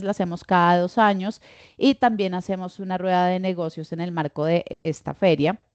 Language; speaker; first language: Spanish; native; Spanish